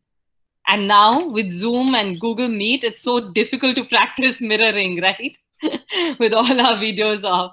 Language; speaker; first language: English; non-native, local second language; Hindi